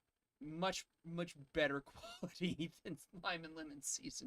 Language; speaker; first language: English; native; English